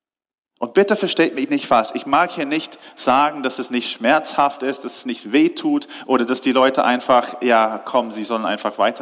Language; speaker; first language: German; non-native, fluent; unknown